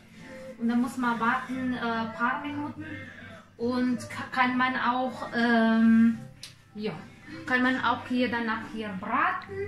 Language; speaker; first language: German; non-native, learner; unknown